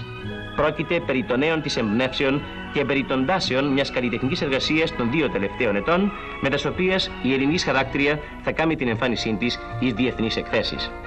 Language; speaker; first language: Greek; native; Greek